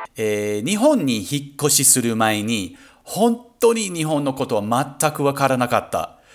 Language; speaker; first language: Japanese; non-native, fluent; English